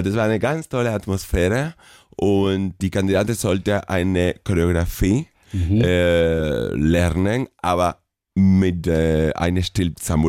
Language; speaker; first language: German; non-native, fluent; Spanish